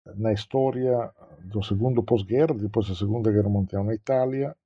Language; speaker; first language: Portuguese; non-native, fluent; Italian